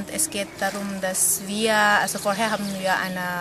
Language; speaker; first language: German; non-native, fluent; Indonesian